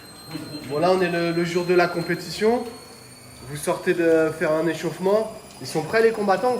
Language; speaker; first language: French; native; French